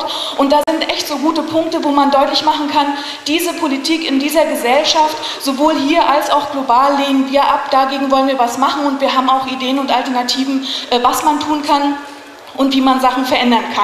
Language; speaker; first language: German; native; German